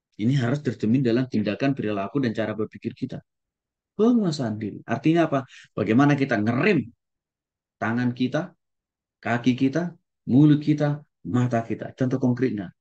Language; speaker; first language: Indonesian; non-native, local second language; Batak Toba